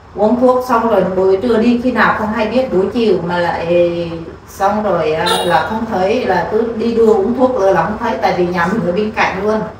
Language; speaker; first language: Vietnamese; non-native, local second language; Eastern Cham